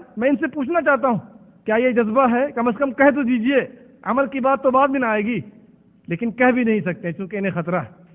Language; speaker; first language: Urdu; native; Urdu